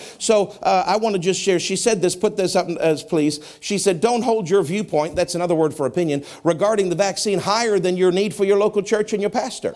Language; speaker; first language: English; native; English